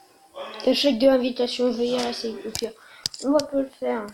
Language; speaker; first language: French; native; French